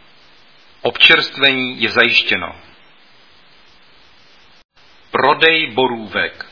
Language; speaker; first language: Czech; native; Czech